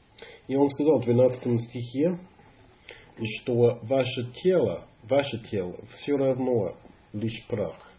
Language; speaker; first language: Russian; non-native, fluent; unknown